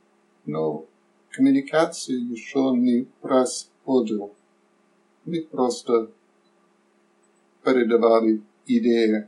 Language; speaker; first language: Russian; non-native, learner; English